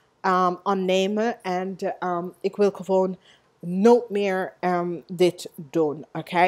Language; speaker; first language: Dutch; non-native, learner; English